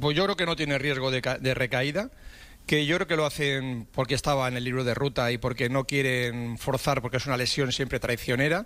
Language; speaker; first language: Spanish; native; Spanish